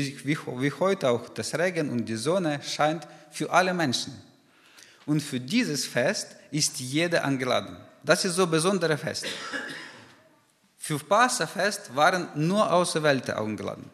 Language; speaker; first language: German; non-native, fluent; Ukrainian